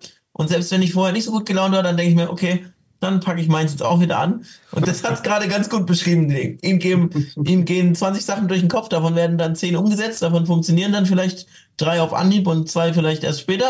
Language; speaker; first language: German; native; German